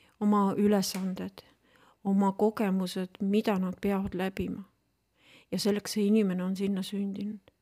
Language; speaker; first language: Estonian; non-native, local second language; Russian